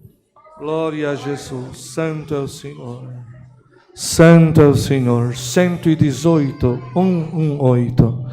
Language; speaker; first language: Portuguese; native; Portuguese